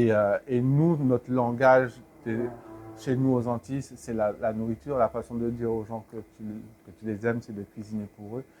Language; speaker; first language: French; native; French